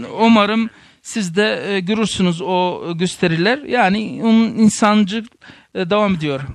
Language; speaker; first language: Turkish; non-native, fluent; Arabic